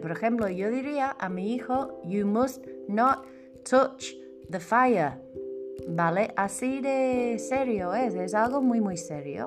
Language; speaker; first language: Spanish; non-native, fluent; English